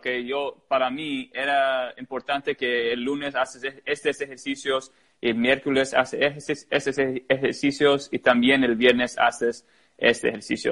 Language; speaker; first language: Spanish; early bilingual, heritage; Spanish